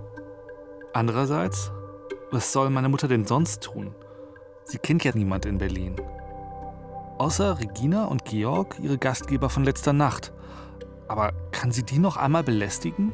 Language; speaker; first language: German; native; German